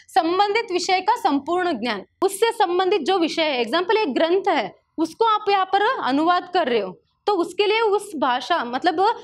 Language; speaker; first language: Hindi; non-native, local second language; Kannada